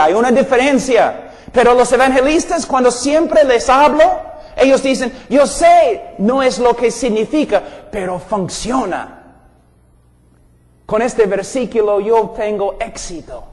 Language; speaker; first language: Spanish; non-native, fluent; English